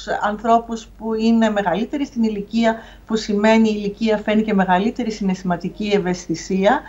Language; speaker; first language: Greek; native; Greek